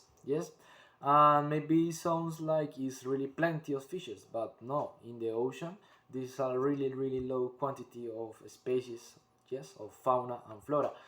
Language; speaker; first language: English; non-native, learner; Spanish